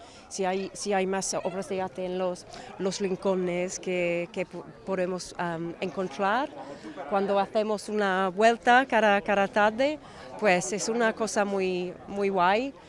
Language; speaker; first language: Spanish; non-native, fluent; English